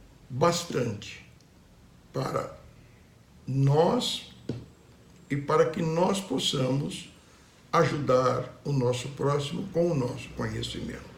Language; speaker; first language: Portuguese; native; Portuguese